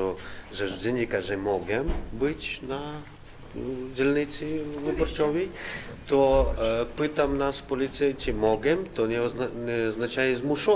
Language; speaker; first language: Polish; non-native, learner; Ukrainian